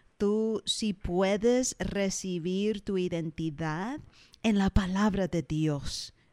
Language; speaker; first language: Spanish; early bilingual, heritage; English